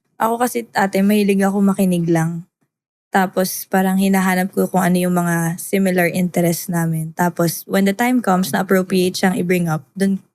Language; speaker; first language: Filipino; native; Filipino